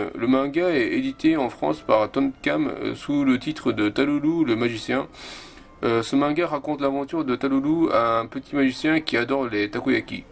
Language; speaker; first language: French; non-native, fluent; Japanese